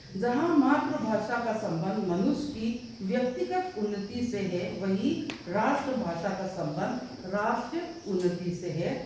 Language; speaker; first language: Hindi; non-native, local second language; Mizo